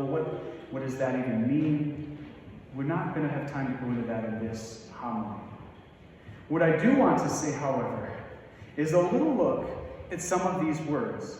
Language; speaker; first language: English; native; English